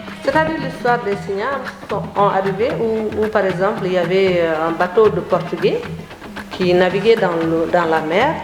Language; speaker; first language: French; non-native, local second language; Wolof